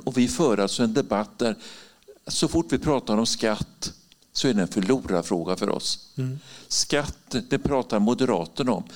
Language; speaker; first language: Swedish; native; Swedish